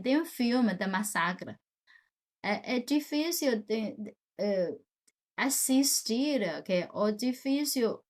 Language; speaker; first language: Portuguese; non-native, fluent; Chinese